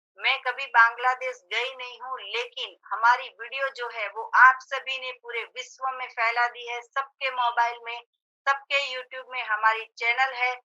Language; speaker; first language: Hindi; non-native, local second language; Gujarati